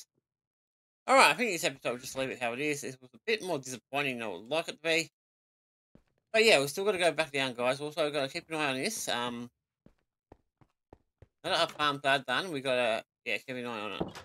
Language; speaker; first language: English; native; English